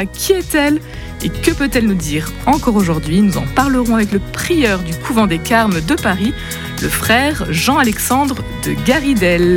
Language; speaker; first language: French; native; French